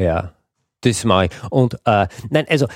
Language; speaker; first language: German; native; German